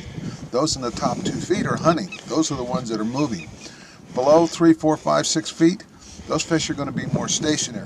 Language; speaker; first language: English; native; English